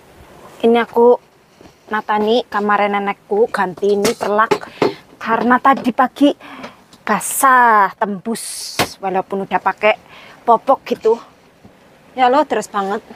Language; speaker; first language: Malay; non-native, local second language; Javanese